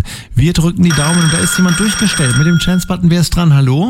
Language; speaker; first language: German; native; German